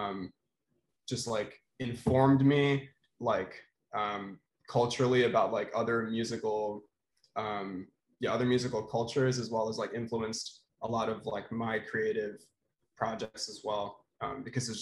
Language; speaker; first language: English; non-native, local second language; Filipino